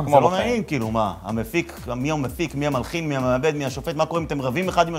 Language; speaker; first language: Hebrew; native; Hebrew